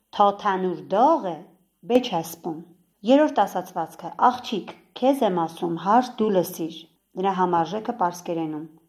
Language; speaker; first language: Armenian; native; Armenian